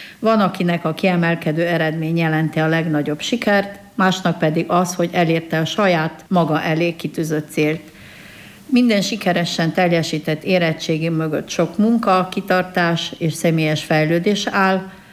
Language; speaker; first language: Hungarian; native; Hungarian